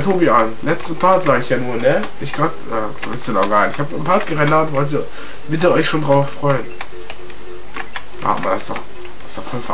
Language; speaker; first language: German; native; German